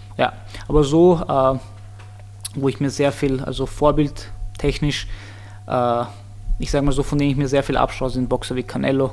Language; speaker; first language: German; early bilingual, other home language; Armenian